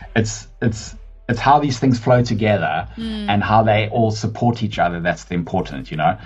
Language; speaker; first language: English; native; English